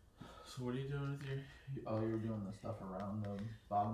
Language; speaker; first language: English; native; English